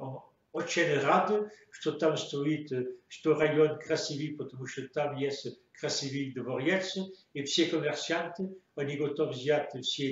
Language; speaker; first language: Russian; non-native, fluent; French